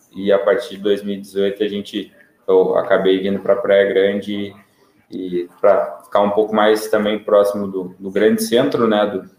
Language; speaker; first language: Portuguese; native; Portuguese